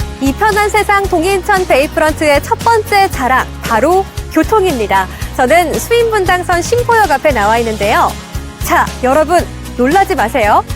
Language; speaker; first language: Korean; native; Korean